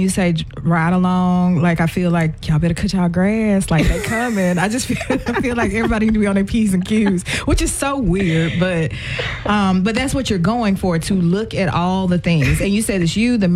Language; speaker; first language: English; native; English